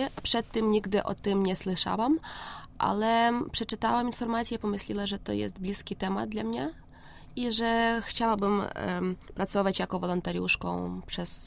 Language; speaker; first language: Polish; non-native, learner; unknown